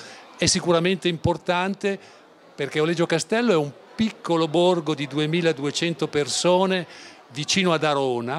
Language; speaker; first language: Italian; native; Italian